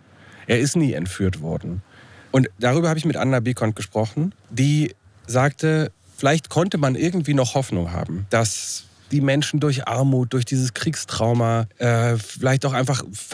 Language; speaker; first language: German; native; German